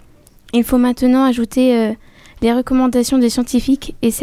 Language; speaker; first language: French; native; French